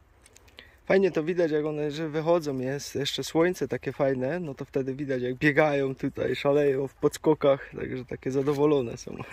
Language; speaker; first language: Polish; native; Polish